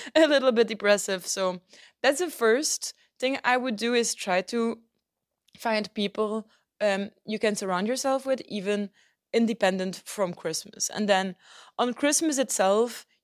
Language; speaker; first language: English; non-native, fluent; Dutch